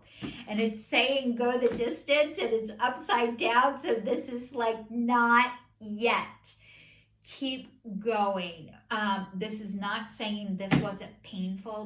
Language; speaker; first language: English; native; English